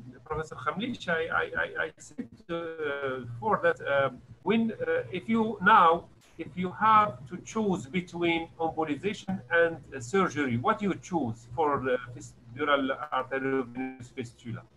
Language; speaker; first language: English; non-native, learner; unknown